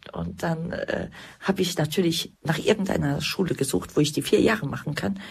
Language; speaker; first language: German; early bilingual, other home language; Croatian